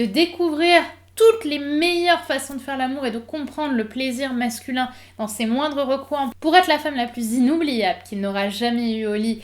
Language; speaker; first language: French; native; French